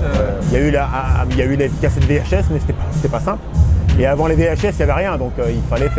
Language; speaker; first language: French; native; French